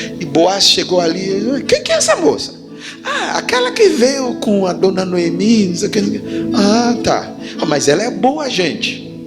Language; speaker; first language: Portuguese; non-native, fluent; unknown